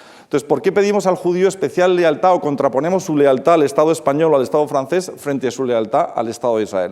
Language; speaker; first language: Spanish; native; Spanish